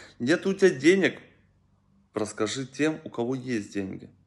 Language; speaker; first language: Russian; native; Russian